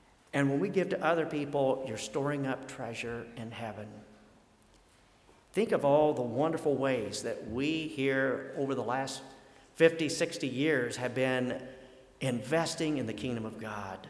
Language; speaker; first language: English; native; English